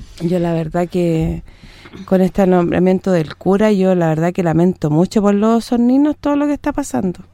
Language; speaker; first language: Spanish; native; Spanish